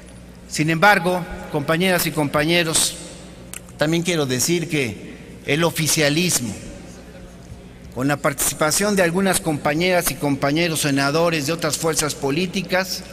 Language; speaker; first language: Spanish; native; Spanish